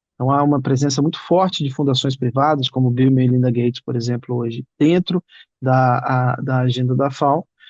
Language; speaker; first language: Portuguese; native; Portuguese